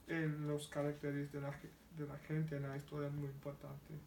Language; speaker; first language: Spanish; non-native, learner; English